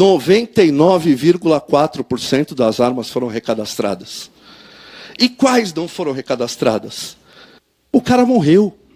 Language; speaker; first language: Portuguese; native; Portuguese